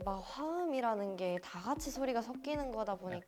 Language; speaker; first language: Korean; non-native, fluent; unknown